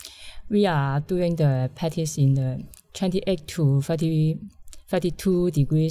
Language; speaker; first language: English; non-native, learner; Cantonese